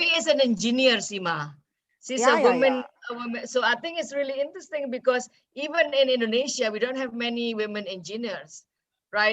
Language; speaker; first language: English; non-native, fluent; Indonesian